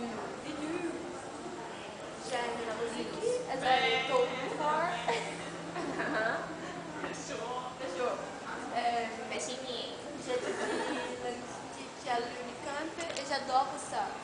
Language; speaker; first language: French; non-native, learner; Portuguese